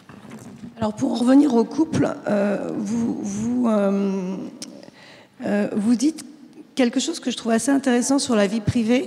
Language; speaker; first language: French; native; French